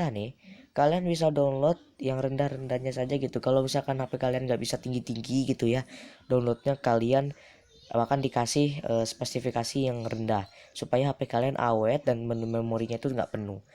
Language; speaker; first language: Indonesian; native; Indonesian